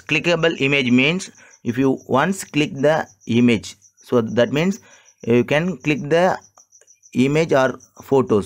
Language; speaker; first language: English; non-native, local second language; Tamil